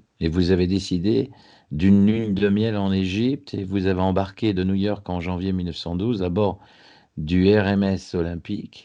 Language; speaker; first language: French; native; French